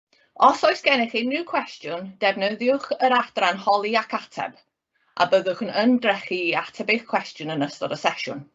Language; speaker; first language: Welsh; native; Welsh